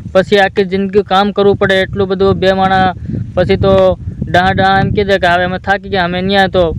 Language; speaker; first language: Gujarati; non-native, local second language; Bhili